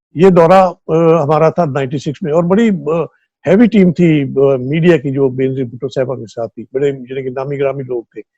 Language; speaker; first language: Urdu; non-native, local second language; Punjabi